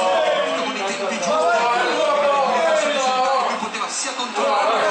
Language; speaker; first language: Italian; native; Italian